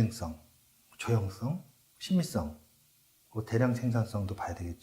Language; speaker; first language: Korean; native; Korean